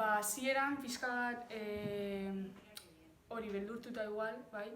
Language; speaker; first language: Basque; non-native, local second language; Spanish